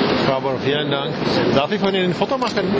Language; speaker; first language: German; non-native, fluent; Czech